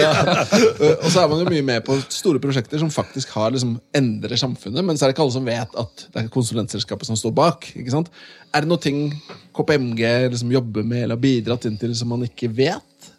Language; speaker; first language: Norwegian; native; Norwegian